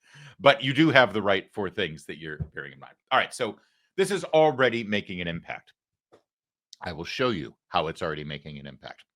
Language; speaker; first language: English; native; English